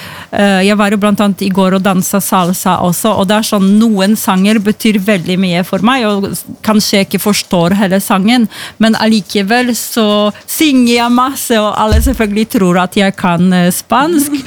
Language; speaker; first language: Norwegian; non-native, fluent; Polish